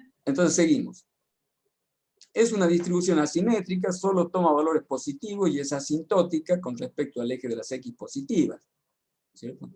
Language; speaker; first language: Spanish; native; Spanish